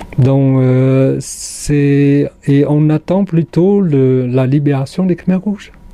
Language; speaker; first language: French; non-native, local second language; Khmer